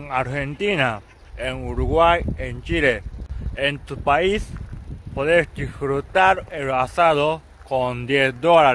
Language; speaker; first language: Spanish; non-native, fluent; Japanese